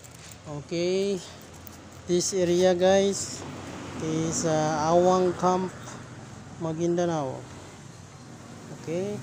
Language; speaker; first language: English; non-native, learner; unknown